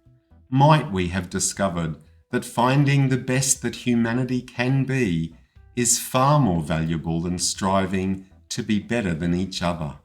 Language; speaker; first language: English; native; English